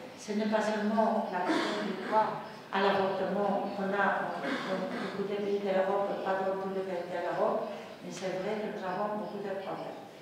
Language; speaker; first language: French; non-native, fluent; Spanish